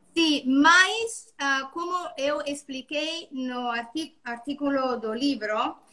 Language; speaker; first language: Portuguese; non-native, learner; Italian